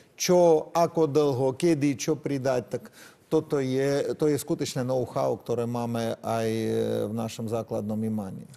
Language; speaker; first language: Slovak; non-native, fluent; Armenian